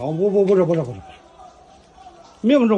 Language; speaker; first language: Chinese; native; Chinese